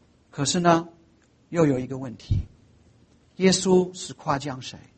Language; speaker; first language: Chinese; non-native, fluent; English